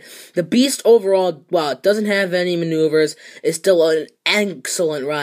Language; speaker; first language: English; native; English